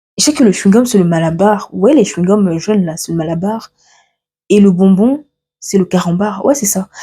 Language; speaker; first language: French; early bilingual, other home language; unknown